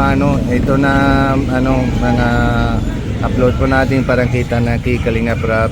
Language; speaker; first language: Filipino; non-native, local second language; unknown